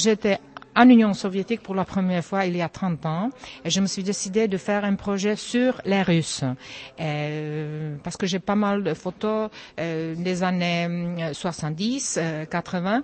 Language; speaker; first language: French; non-native, fluent; Czech